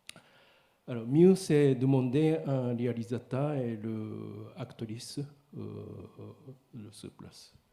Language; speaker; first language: French; non-native, learner; Japanese